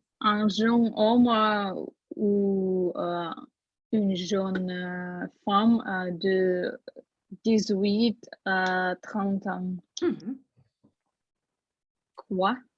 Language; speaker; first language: French; non-native, learner; Russian